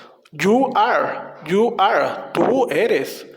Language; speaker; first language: English; non-native, learner; Spanish